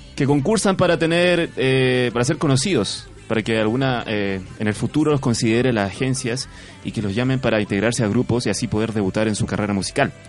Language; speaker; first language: Spanish; non-native, fluent; Chinese